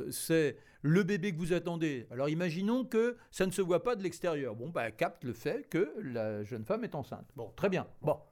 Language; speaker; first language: French; native; French